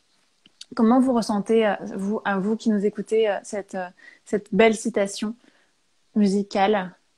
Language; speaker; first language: French; native; French